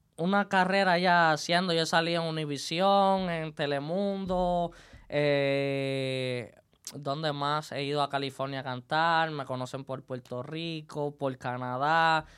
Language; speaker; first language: Spanish; native; Spanish